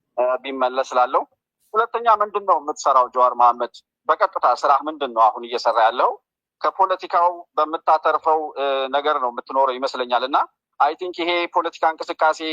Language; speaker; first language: Amharic; native; Amharic